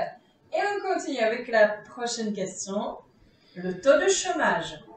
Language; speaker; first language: French; non-native, fluent; Czech